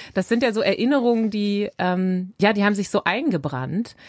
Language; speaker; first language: German; native; German